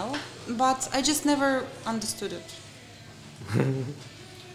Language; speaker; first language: English; non-native, fluent; Russian